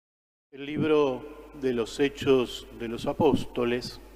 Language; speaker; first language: Spanish; native; Spanish